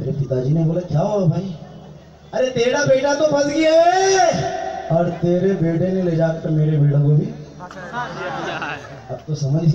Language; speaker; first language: Hindi; native; Hindi